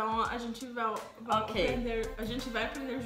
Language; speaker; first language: Portuguese; non-native, fluent; English